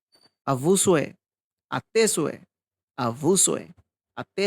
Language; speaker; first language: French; non-native, fluent; Bangla